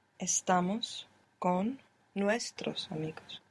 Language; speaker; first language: Spanish; non-native, learner; English